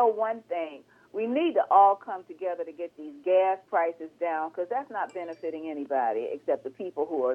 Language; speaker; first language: English; native; English